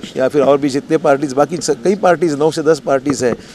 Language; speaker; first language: Hindi; non-native, local second language; Marathi